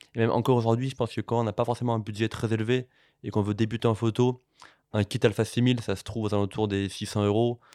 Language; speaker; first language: French; native; French